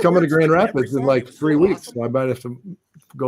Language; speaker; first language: English; native; English